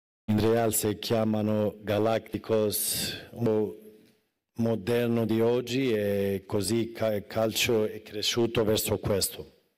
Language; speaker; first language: Italian; non-native, fluent; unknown